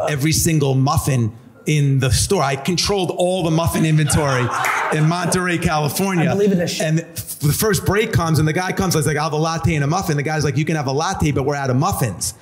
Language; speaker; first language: English; native; English